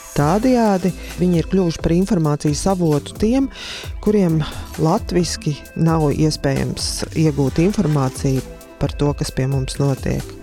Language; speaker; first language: Latvian; native; Latvian